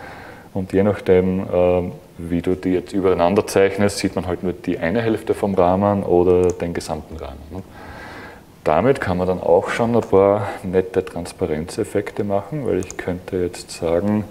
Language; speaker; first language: German; native; German